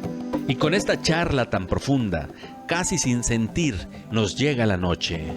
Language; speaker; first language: Spanish; native; Spanish